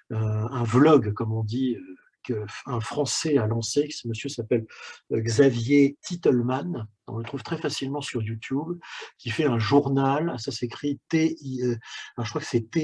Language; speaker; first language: French; native; French